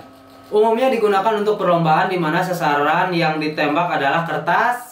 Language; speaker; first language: Indonesian; native; Indonesian